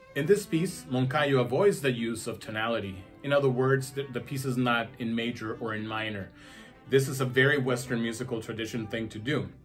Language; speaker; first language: English; non-native, fluent; Spanish